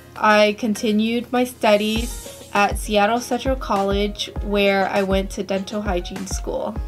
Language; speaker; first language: English; native; English